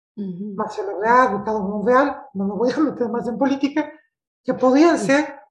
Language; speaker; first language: Spanish; native; Spanish